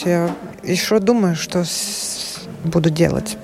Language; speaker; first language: Russian; non-native, local second language; Latvian